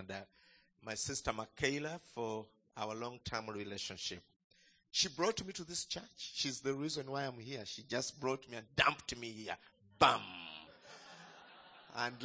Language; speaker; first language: English; non-native, local second language; Ganda